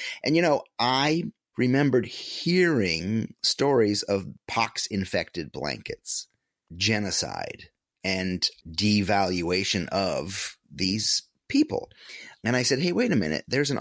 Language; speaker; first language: English; native; English